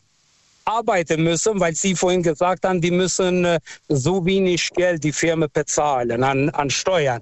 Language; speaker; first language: German; non-native, fluent; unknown